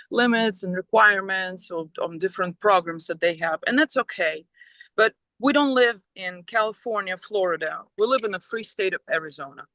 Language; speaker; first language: English; non-native, fluent; Ukrainian